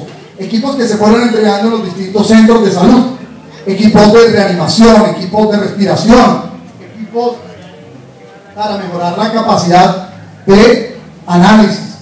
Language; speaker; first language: Spanish; native; Spanish